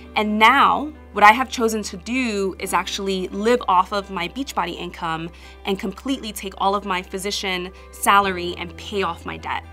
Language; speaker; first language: English; native; English